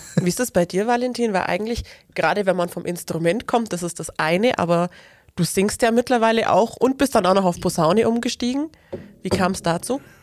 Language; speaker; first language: German; native; German